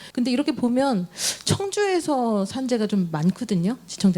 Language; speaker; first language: Korean; native; Korean